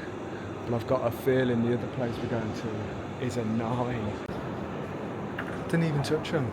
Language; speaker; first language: English; native; English